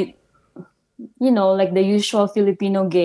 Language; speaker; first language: English; non-native, local second language; Filipino